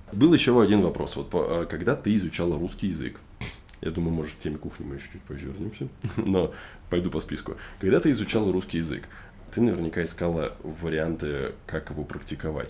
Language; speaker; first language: Russian; native; Russian